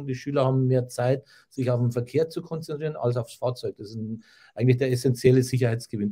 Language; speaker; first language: German; native; German